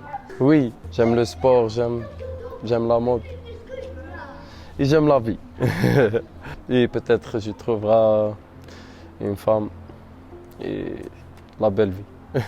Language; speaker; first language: French; non-native, learner; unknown